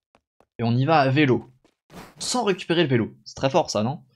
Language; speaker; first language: French; native; French